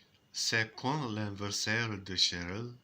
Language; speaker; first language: French; non-native, learner; English